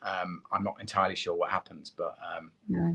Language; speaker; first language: English; native; English